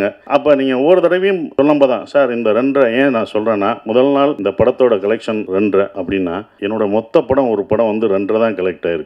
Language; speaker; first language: Tamil; native; Tamil